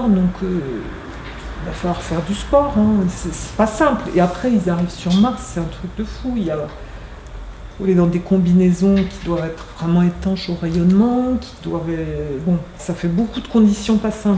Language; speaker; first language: French; native; French